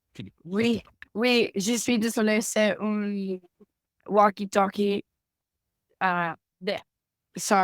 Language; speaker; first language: French; non-native, learner; Spanish